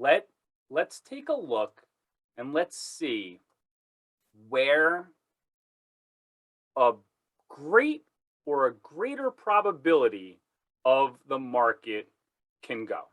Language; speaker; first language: English; native; English